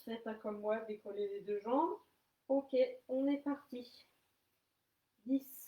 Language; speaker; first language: French; native; French